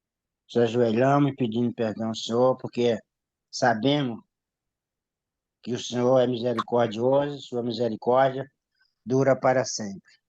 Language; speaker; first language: Portuguese; native; Portuguese